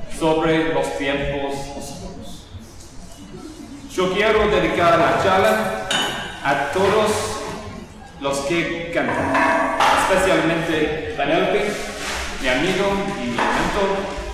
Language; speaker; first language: Spanish; non-native, learner; English